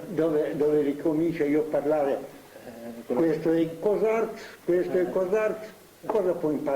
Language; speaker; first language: Italian; non-native, fluent; Slovenian